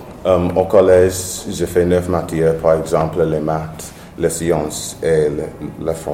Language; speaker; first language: French; non-native, learner; English